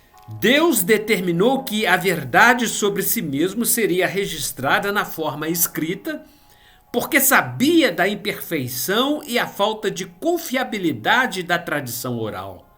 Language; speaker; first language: Portuguese; native; Portuguese